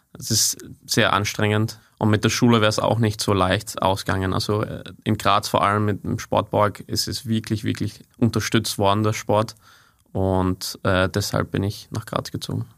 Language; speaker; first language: German; non-native, fluent; English